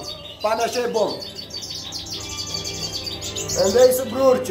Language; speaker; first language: Dutch; non-native, learner; Turkish